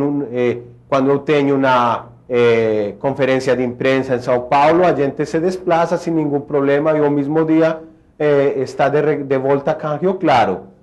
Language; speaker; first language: Portuguese; non-native, fluent; Spanish